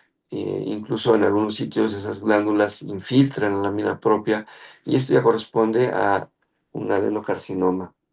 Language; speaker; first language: Spanish; native; Spanish